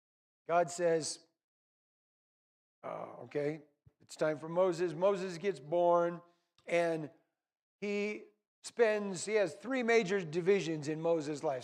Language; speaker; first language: English; native; English